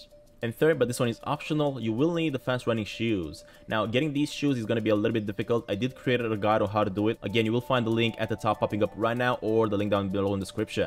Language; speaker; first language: English; non-native, fluent; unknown